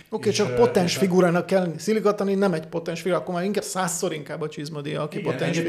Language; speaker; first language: Hungarian; native; Hungarian